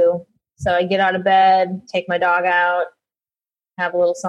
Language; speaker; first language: English; native; English